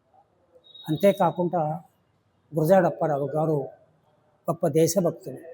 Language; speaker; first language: Telugu; native; Telugu